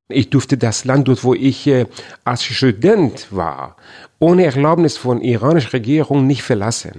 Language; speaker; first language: German; non-native, fluent; Persian